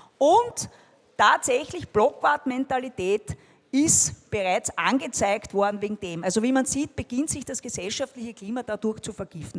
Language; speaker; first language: German; native; German